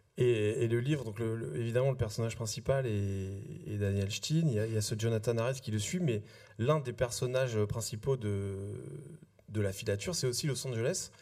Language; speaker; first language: French; native; French